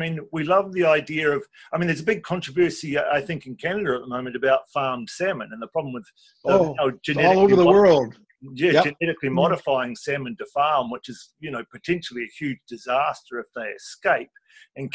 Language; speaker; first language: English; native; English